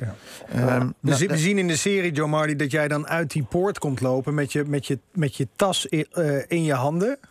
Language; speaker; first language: Dutch; native; Dutch